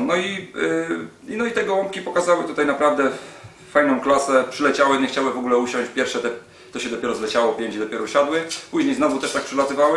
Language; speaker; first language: Polish; native; Polish